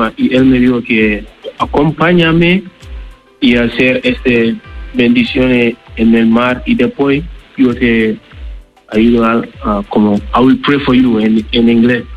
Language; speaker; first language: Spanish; non-native, learner; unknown